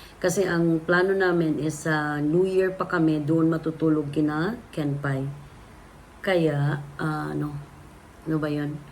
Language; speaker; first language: Filipino; native; Filipino